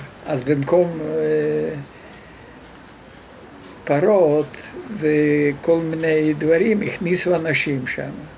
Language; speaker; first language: Hebrew; non-native, fluent; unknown